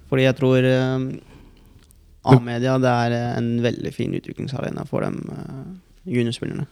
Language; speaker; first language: Norwegian; early bilingual, other home language; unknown